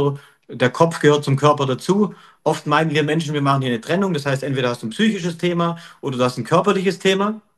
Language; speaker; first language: German; native; German